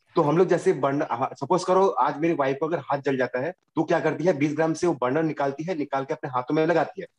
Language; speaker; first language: Hindi; non-native, local second language; Bangla